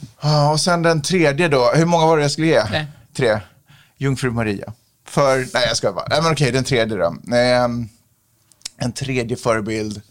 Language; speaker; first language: Swedish; native; Swedish